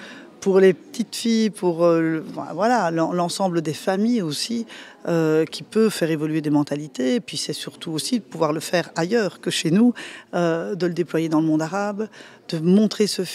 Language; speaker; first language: French; native; French